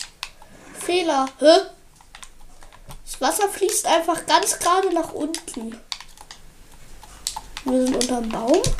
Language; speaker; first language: German; native; German